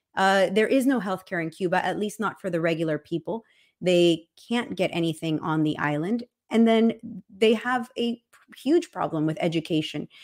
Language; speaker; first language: English; early bilingual, other home language; Spanish